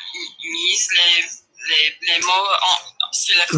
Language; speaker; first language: French; non-native, learner; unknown